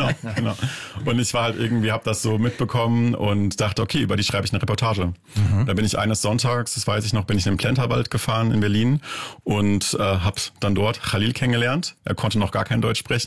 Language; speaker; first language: German; native; German